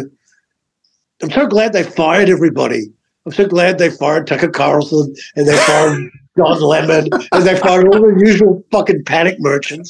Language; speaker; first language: English; native; English